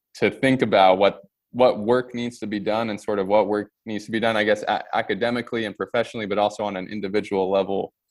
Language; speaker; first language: English; native; English